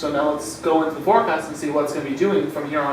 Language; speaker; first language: English; native; English